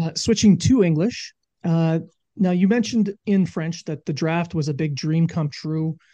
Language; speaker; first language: English; native; English